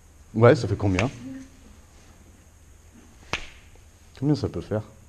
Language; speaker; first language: French; native; French